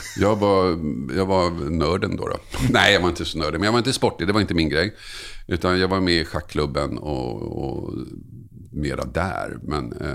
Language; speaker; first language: Swedish; native; Swedish